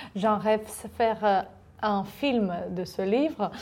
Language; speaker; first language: French; non-native, fluent; Russian